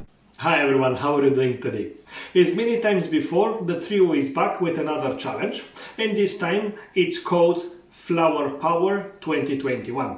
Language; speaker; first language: English; non-native, fluent; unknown